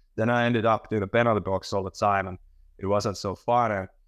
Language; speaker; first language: English; non-native, fluent; Finnish